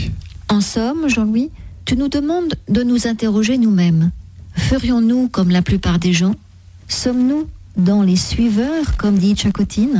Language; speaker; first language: French; native; French